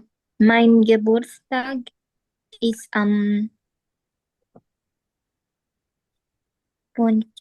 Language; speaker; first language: German; non-native, learner; Filipino